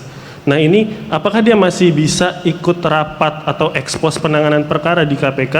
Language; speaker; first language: Indonesian; native; Indonesian